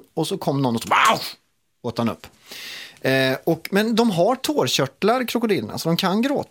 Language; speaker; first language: Swedish; native; Swedish